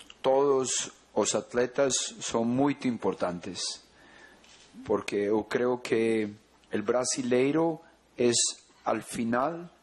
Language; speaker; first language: Portuguese; non-native, learner; Spanish